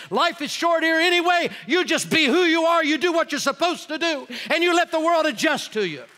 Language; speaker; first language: English; native; English